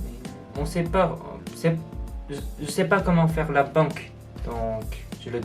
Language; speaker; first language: French; non-native, learner; Korean